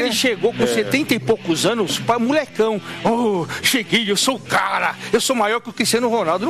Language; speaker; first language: Portuguese; native; Portuguese